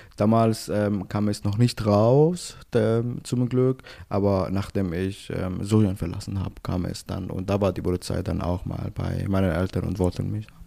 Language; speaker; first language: German; non-native, fluent; Arabic